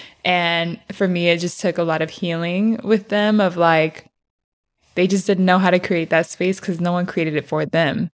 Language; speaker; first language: English; early bilingual, other home language; Spanish